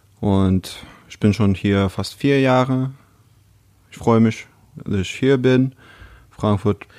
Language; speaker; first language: German; non-native, fluent; Russian